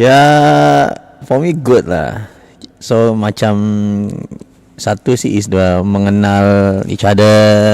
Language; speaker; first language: English; non-native, learner; Indonesian